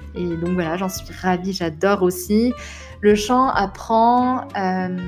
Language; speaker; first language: French; non-native, local second language; Arabic